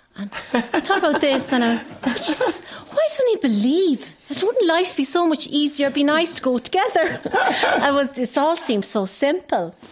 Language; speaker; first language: English; non-native, local second language; Irish